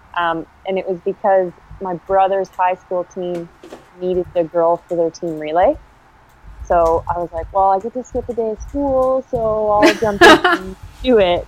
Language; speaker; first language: English; native; English